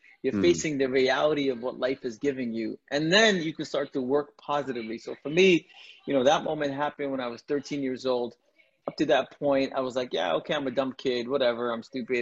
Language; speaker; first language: English; non-native, local second language; Tamil